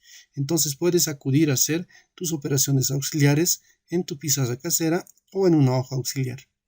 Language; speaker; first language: Spanish; native; Spanish